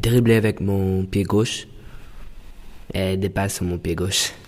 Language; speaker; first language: French; non-native, learner; English